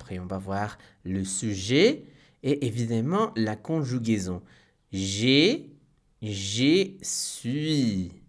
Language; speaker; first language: French; non-native, fluent; Spanish